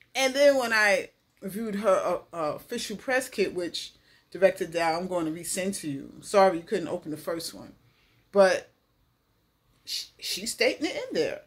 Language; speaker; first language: English; native; English